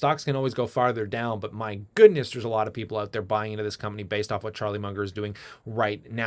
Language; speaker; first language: English; native; English